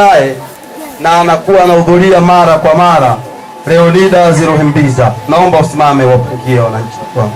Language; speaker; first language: Swahili; native; Swahili